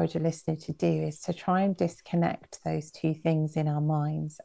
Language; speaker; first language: English; native; English